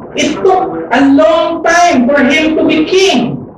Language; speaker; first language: English; non-native, local second language; Filipino